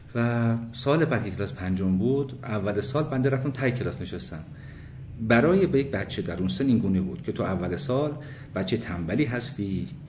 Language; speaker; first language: Persian; early bilingual, other home language; English